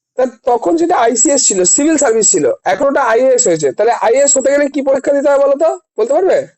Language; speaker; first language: Bangla; native; Bangla